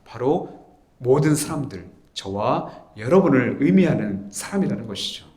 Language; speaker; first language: Korean; native; Korean